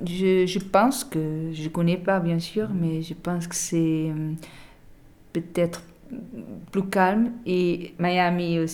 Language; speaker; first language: French; non-native, learner; Portuguese